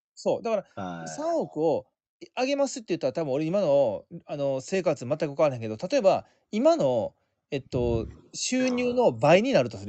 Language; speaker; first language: Japanese; native; Japanese